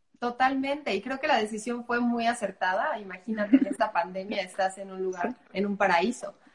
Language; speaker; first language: Spanish; native; Spanish